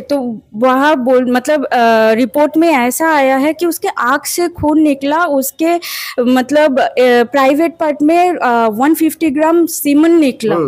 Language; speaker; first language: Hindi; non-native, local second language; Bangla